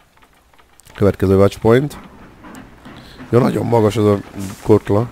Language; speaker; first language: Hungarian; native; Hungarian